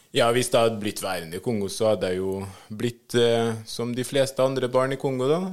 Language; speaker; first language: Norwegian; early bilingual, other home language; Swahili